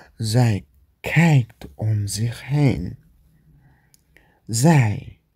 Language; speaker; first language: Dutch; non-native, learner; Turkish